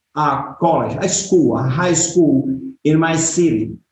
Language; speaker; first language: English; non-native, learner; Portuguese